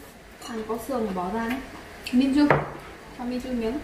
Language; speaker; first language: Korean; non-native, local second language; Vietnamese